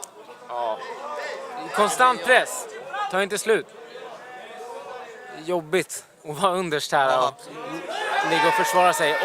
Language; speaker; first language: Swedish; native; Swedish